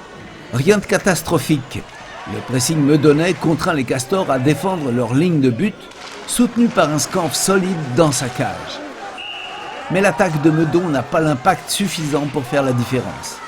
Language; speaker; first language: French; native; French